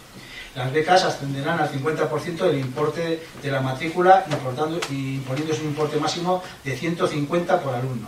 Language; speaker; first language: Spanish; native; Spanish